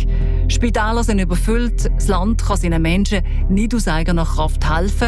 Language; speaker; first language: German; native; German